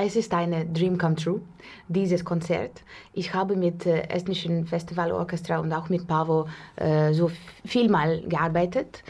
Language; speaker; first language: German; non-native, learner; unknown